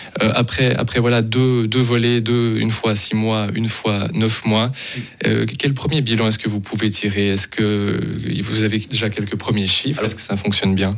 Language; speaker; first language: French; native; French